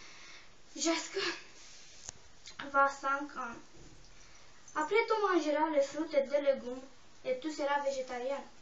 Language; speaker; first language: French; non-native, learner; Romanian